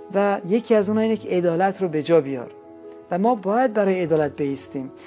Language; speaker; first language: Persian; non-native, local second language; Armenian